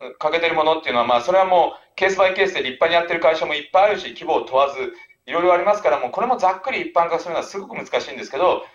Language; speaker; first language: Japanese; native; Japanese